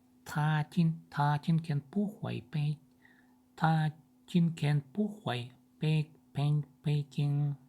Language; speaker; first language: Chinese; non-native, learner; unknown